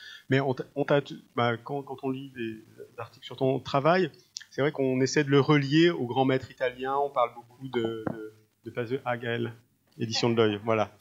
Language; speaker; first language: French; native; French